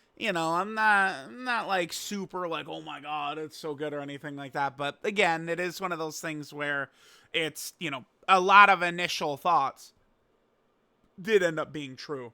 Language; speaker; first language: English; native; English